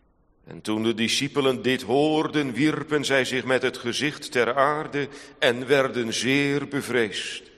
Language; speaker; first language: Dutch; native; Dutch